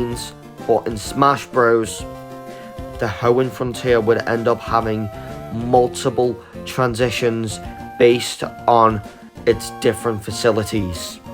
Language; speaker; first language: English; native; English